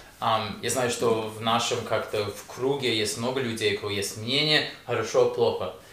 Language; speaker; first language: Russian; early bilingual, heritage; Russian